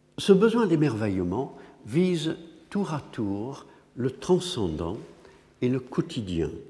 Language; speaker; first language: French; non-native, fluent; English